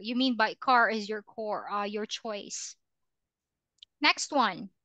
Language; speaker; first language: English; non-native, fluent; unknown